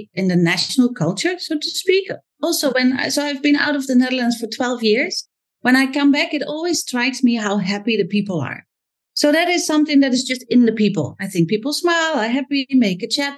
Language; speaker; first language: English; non-native, fluent; Dutch